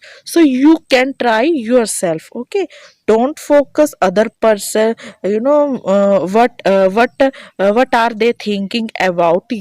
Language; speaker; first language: English; non-native, learner; Hindi